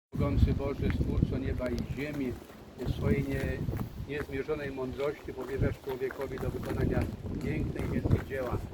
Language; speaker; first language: Polish; native; Polish